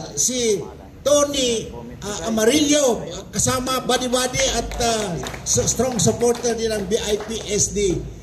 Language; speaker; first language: Filipino; native; Filipino